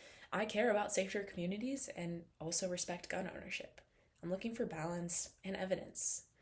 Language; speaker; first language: English; native; English